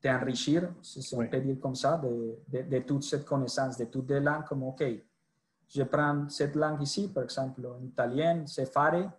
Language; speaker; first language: French; non-native, fluent; Spanish